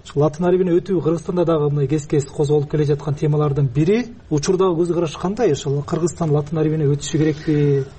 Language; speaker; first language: Kyrgyz; native; Kyrgyz